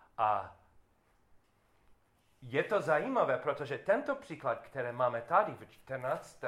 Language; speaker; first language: Czech; non-native, learner; English